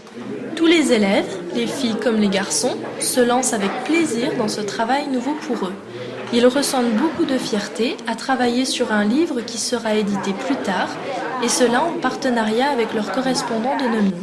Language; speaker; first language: French; native; French